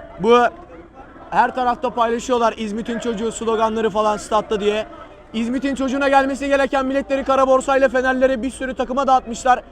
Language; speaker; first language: Turkish; native; Turkish